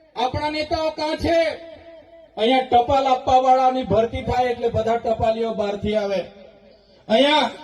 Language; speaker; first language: Gujarati; non-native, local second language; Vasavi